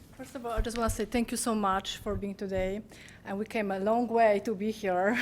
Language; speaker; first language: English; non-native, learner; Polish